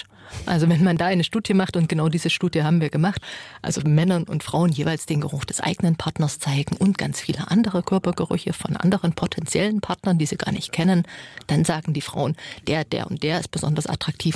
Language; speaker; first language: German; native; German